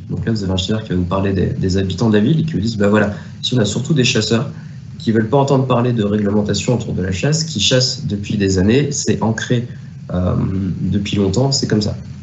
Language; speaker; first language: French; native; French